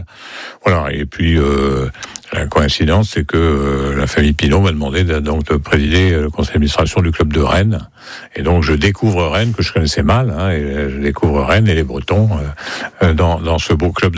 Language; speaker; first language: French; native; French